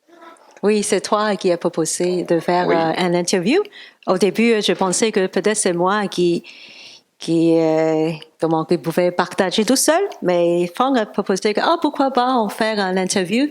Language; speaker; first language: French; non-native, learner; Cantonese